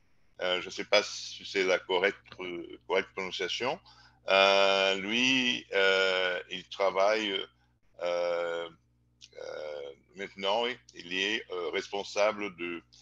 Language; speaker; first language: French; non-native, fluent; Portuguese